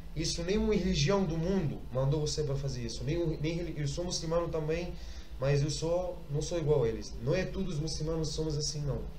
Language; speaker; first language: Portuguese; non-native, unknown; Arabic